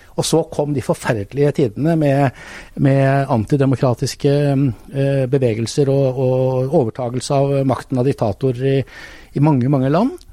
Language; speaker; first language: Norwegian; native; Norwegian